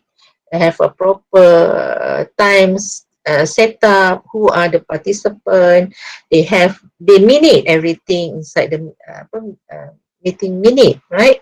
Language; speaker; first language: English; non-native, local second language; Malay